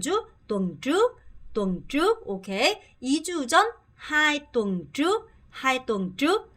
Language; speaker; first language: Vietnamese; non-native, fluent; Korean